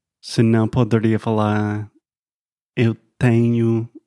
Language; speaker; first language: Portuguese; non-native, fluent; English